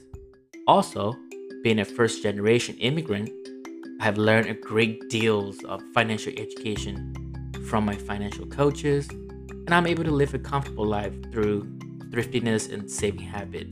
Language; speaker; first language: English; non-native, fluent; Burmese